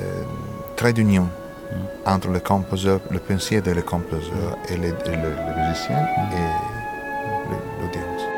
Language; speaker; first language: French; non-native, fluent; Italian